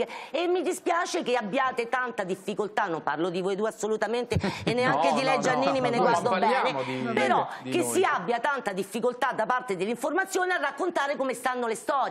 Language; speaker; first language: Italian; native; Italian